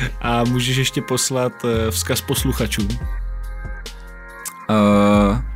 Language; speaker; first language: Czech; native; Czech